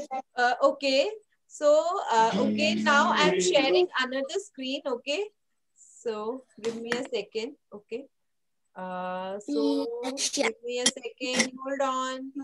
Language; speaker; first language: English; non-native, local second language; Hindi